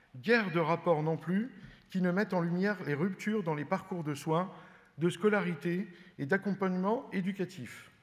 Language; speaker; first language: French; native; French